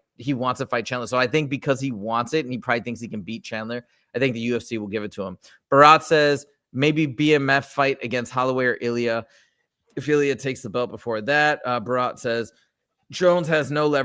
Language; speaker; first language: English; native; English